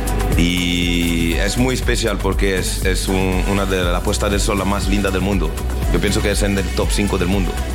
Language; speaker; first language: Spanish; non-native, learner; French